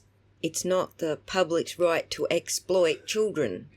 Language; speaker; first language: English; native; English